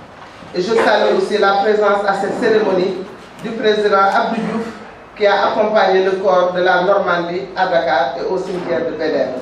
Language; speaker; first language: French; non-native, local second language; Wolof